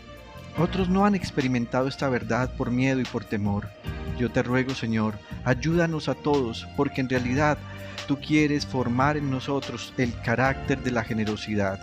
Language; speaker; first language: Spanish; native; Spanish